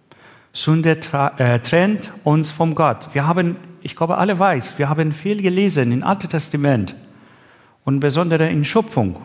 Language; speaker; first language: German; non-native, learner; Persian